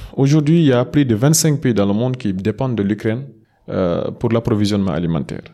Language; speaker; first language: French; non-native, local second language; Fula